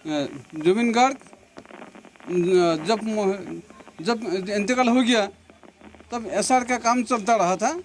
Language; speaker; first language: Hindi; non-native, local second language; Assamese